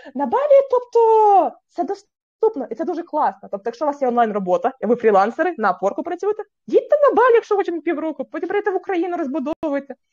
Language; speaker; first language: Ukrainian; native; Ukrainian